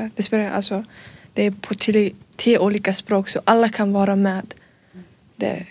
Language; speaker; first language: Swedish; early bilingual, other home language; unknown